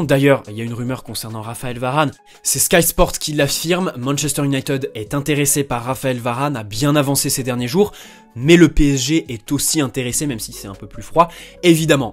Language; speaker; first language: French; native; French